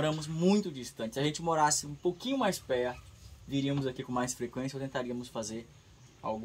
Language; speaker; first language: Portuguese; native; Portuguese